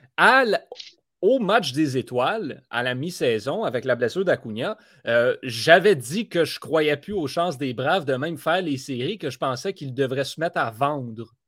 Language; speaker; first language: French; native; French